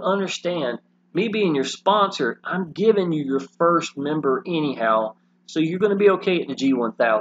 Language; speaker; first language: English; native; English